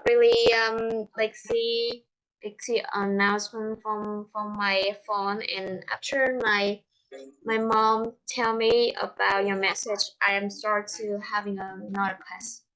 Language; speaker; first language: English; non-native, learner; Vietnamese